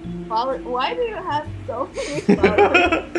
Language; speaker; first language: English; non-native, fluent; Russian